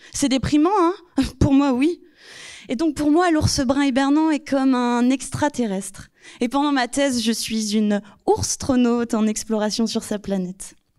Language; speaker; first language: French; native; French